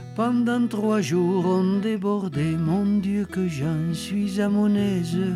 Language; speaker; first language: French; native; French